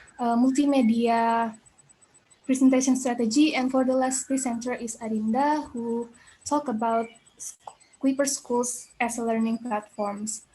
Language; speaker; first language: English; non-native, learner; Indonesian